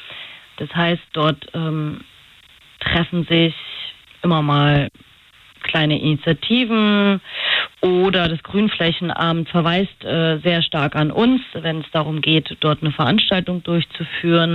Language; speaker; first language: German; native; German